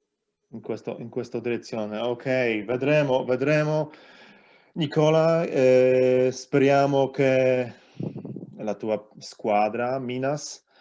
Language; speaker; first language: Italian; non-native, learner; Polish